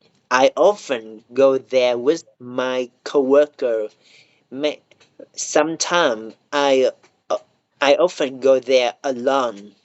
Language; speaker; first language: English; non-native, learner; Vietnamese